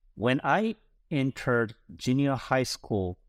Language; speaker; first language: English; non-native, fluent; Japanese